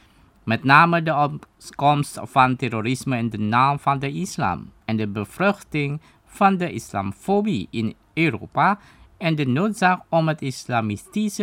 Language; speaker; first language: Dutch; non-native, fluent; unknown